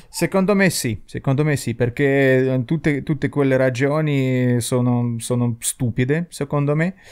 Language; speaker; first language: Italian; non-native, fluent; Russian